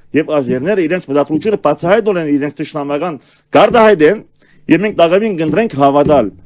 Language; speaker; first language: Armenian; early bilingual, heritage; Armenian